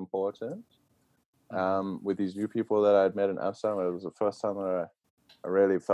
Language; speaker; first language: English; native; English